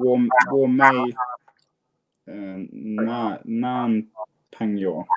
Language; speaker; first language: Chinese; non-native, learner; English